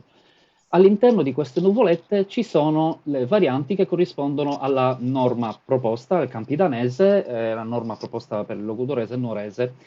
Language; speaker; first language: Italian; native; Italian